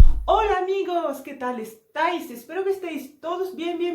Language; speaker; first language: Spanish; non-native, fluent; Arabic